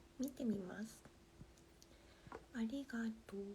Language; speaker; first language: Japanese; non-native, fluent; Korean